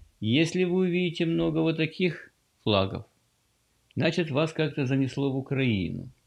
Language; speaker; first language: Russian; native; Russian